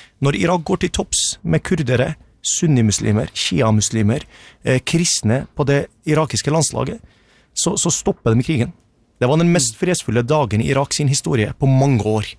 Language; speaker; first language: Norwegian; early bilingual, other home language; Arabic